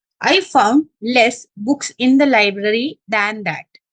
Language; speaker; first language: English; non-native, local second language; Malayalam